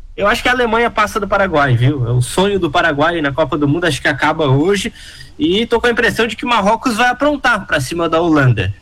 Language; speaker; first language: Portuguese; native; Portuguese